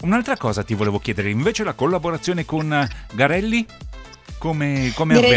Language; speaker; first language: Italian; native; Italian